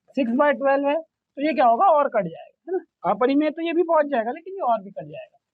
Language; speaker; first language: Hindi; native; Hindi